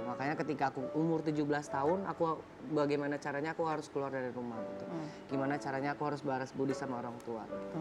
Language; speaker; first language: Indonesian; native; Indonesian